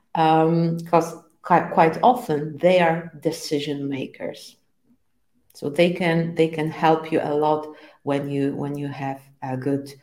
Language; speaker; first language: English; non-native, fluent; Polish